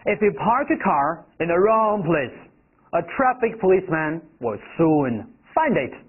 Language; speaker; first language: English; non-native, fluent; Chinese